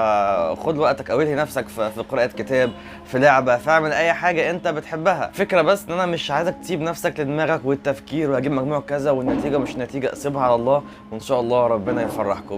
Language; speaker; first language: Arabic; native; Arabic